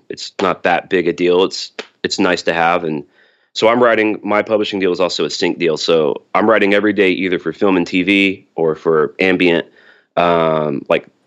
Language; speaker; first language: English; native; English